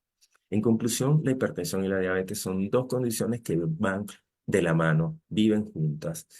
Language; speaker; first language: Spanish; native; Spanish